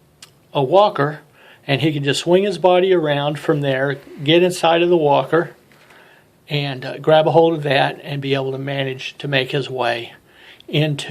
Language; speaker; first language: English; native; English